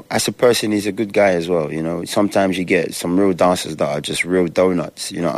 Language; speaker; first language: English; native; English